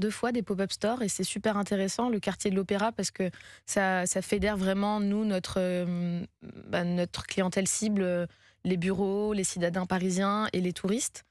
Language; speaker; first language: French; native; French